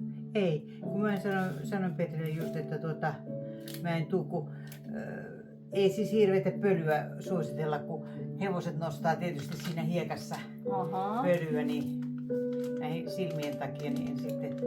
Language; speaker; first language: Finnish; native; Finnish